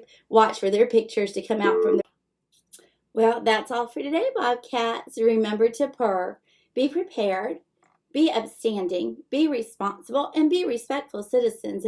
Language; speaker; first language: English; native; English